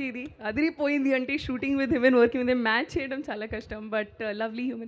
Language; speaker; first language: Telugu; non-native, local second language; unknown